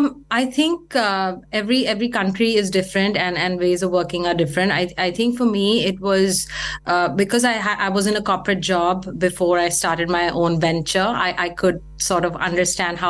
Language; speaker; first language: English; non-native, local second language; Hindi